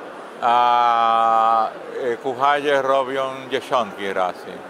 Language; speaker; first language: Polish; non-native, fluent; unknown